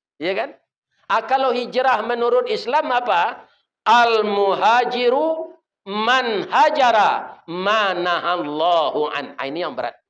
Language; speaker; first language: Malay; non-native, local second language; Minangkabau